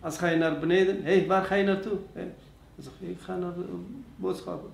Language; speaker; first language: Dutch; non-native, learner; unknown